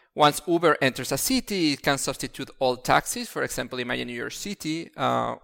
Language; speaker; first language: English; non-native, fluent; Spanish